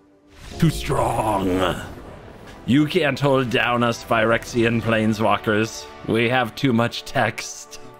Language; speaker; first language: English; native; English